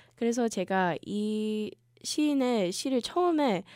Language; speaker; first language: Korean; early bilingual, heritage; Korean